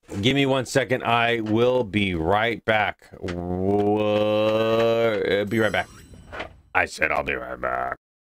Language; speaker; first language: English; early bilingual, other home language; Spanish